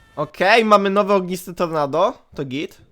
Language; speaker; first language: Polish; native; Polish